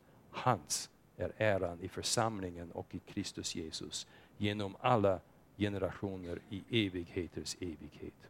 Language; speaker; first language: Swedish; non-native, fluent; English